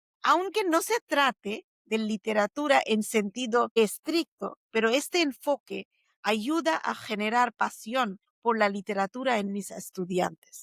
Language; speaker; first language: Spanish; non-native, fluent; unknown